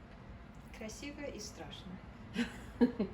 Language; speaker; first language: Russian; early bilingual, other home language; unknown